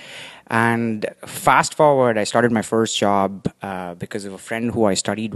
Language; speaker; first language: English; non-native, local second language; Tamil